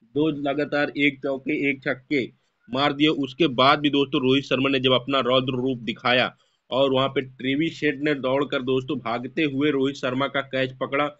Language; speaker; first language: Hindi; native; Hindi